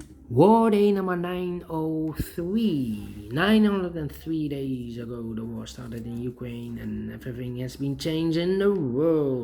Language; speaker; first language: English; non-native, fluent; Dutch